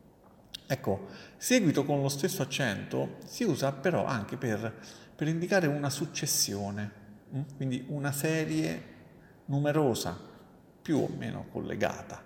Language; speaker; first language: Italian; native; Italian